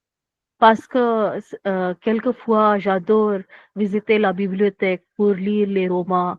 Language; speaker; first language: French; non-native, learner; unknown